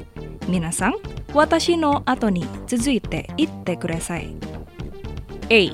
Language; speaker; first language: Japanese; non-native, fluent; Indonesian